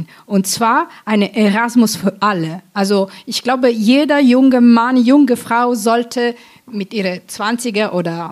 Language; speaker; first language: German; non-native, fluent; Italian